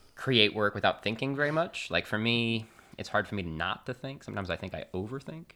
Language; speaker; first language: English; native; English